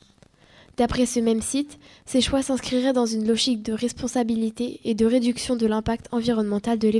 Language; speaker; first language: French; native; French